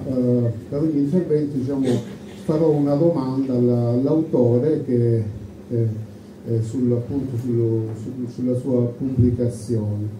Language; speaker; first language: Italian; native; Italian